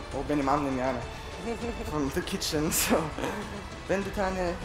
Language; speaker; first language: Turkish; non-native, learner; German